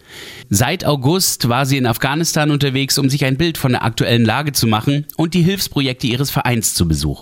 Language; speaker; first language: German; native; German